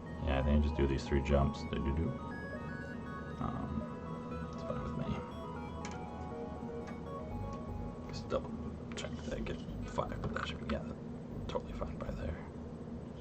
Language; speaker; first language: English; native; English